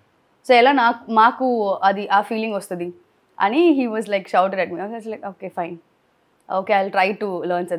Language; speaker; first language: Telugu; non-native, learner; Tamil